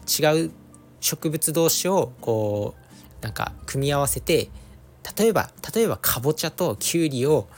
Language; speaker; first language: Japanese; native; Japanese